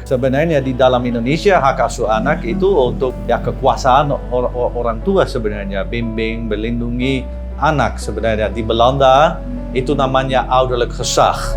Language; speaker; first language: Indonesian; non-native, learner; Dutch